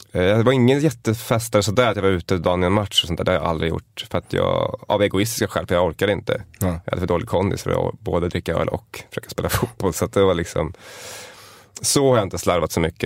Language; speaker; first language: Swedish; native; Swedish